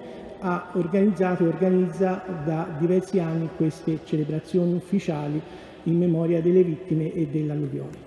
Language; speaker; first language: Italian; native; Italian